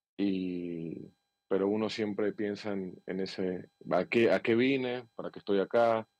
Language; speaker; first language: Spanish; native; Spanish